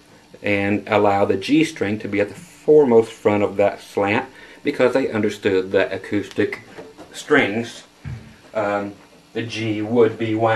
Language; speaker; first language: English; native; English